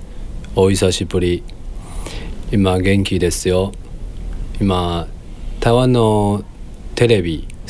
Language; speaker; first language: Japanese; non-native, learner; Chinese